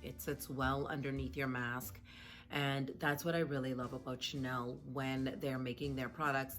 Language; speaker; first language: English; native; English